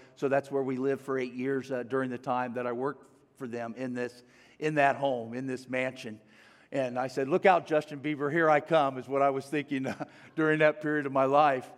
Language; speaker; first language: English; native; English